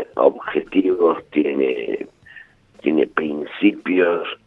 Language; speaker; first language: Spanish; native; Spanish